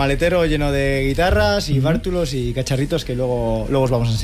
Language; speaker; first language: Spanish; native; Spanish